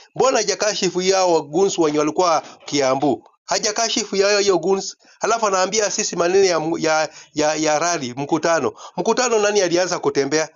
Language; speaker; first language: Swahili; non-native, local second language; Luyia